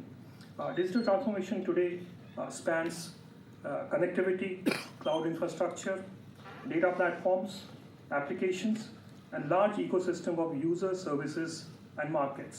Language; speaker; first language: English; non-native, local second language; Bangla